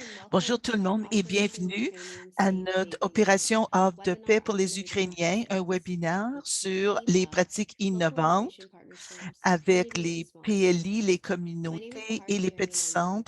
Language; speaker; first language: French; non-native, fluent; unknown